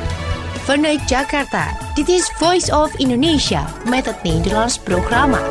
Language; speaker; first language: Dutch; non-native, fluent; Indonesian